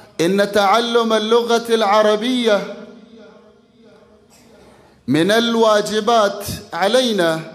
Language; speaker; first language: Arabic; non-native, fluent; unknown